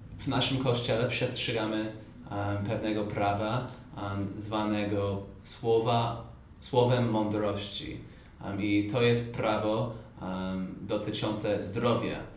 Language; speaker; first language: Polish; non-native, fluent; English